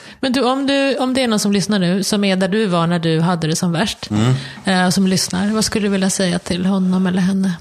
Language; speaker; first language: Swedish; native; Swedish